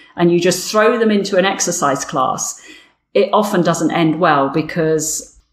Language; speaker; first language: English; native; English